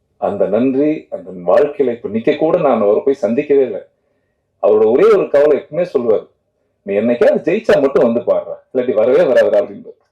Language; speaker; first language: Tamil; native; Tamil